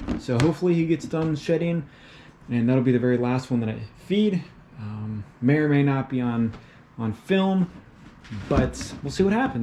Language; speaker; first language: English; native; English